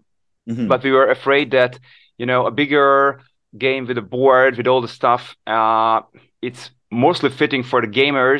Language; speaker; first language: English; non-native, fluent; Hungarian